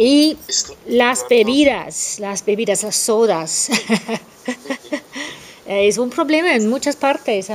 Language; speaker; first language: Spanish; non-native, fluent; English